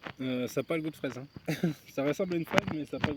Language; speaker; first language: French; native; French